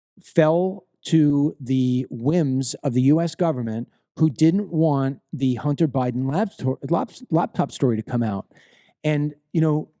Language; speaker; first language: English; native; English